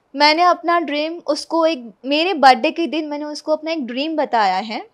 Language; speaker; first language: Hindi; non-native, local second language; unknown